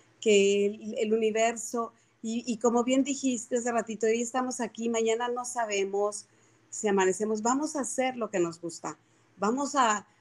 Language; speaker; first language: Spanish; native; Spanish